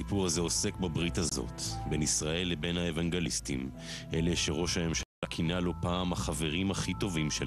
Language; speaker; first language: Hebrew; native; Hebrew